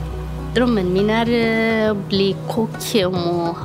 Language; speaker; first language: Norwegian; non-native, learner; Tigrinya